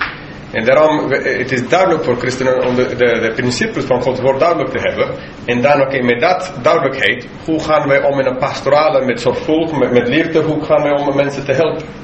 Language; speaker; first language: Dutch; non-native, fluent; English